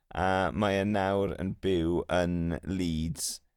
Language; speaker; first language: English; native; English